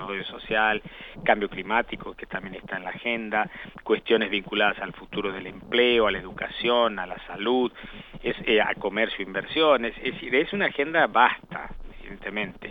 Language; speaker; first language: Spanish; native; Spanish